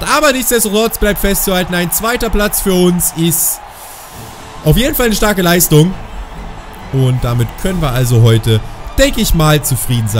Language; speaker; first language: German; native; German